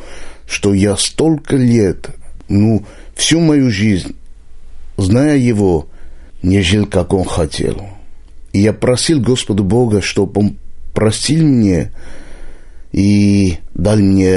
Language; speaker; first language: Russian; non-native, local second language; Armenian